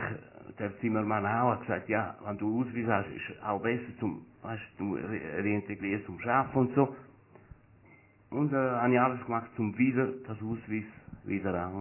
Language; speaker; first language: German; non-native, learner; Italian